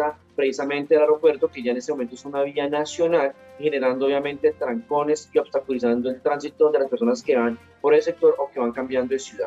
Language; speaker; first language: Spanish; native; Spanish